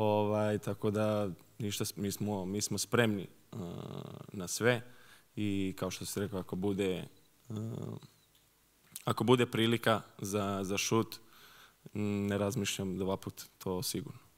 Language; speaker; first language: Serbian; early bilingual, heritage; Serbian